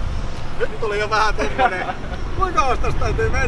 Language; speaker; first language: Finnish; native; Finnish